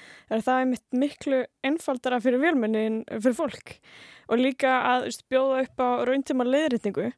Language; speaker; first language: Icelandic; non-native, fluent; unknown